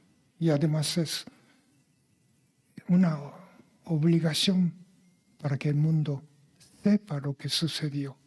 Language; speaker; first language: Spanish; non-native, fluent; Japanese